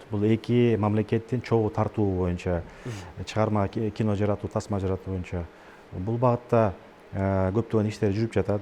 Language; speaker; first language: Kyrgyz; native; Kyrgyz